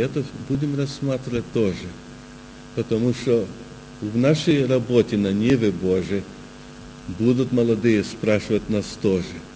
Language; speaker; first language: Russian; early bilingual, heritage; Russian